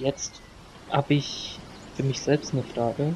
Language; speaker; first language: German; native; German